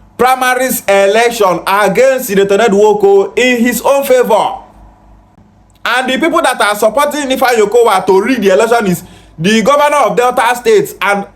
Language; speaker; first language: Nigerian Pidgin; non-native, local second language; Igbo